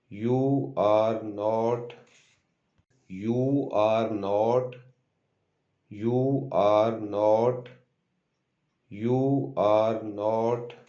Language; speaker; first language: English; non-native, local second language; Urdu